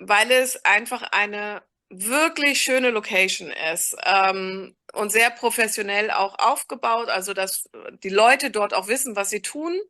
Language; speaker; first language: German; native; German